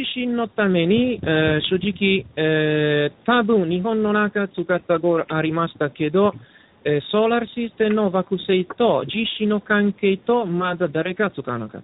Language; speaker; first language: Japanese; non-native, learner; Italian